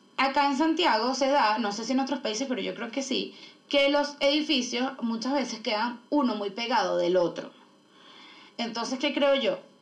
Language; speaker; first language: Spanish; native; Spanish